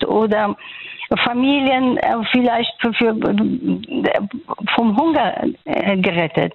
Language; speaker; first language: German; non-native, fluent; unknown